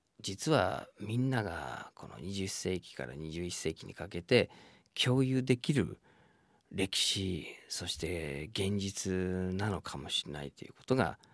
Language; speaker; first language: Japanese; non-native, fluent; English